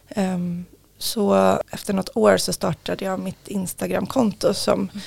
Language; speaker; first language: Swedish; native; Swedish